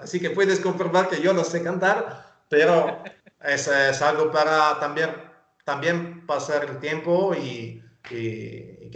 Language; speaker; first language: Spanish; non-native, fluent; Italian